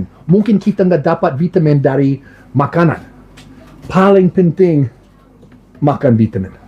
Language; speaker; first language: Indonesian; non-native, learner; English